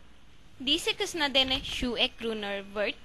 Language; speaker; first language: Norwegian; non-native, learner; Filipino